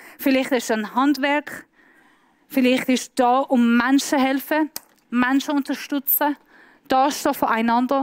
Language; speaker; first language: German; non-native, fluent; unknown